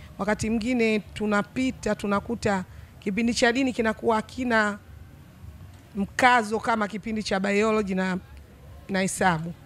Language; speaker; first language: Swahili; native; Swahili